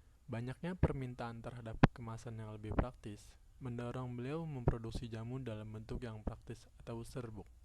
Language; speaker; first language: Indonesian; native; Indonesian